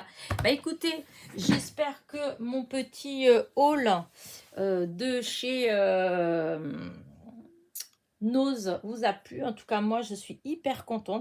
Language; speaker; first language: French; native; French